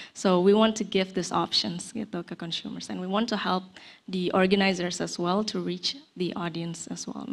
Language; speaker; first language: English; non-native, fluent; Indonesian